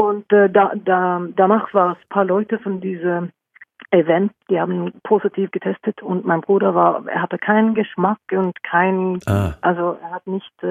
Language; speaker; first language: German; non-native, fluent; Norwegian